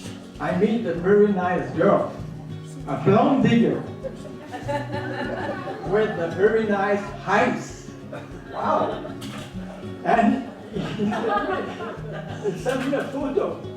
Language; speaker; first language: English; non-native, learner; French